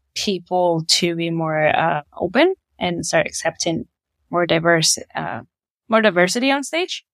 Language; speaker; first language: English; non-native, fluent; Spanish